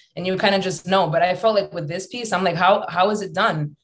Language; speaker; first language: English; native; English